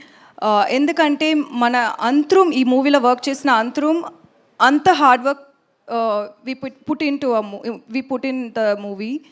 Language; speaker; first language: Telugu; non-native, learner; Tamil